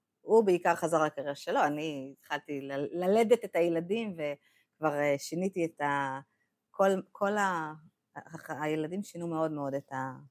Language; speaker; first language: Hebrew; native; Hebrew